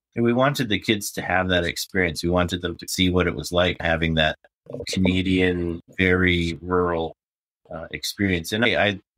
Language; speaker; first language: English; native; English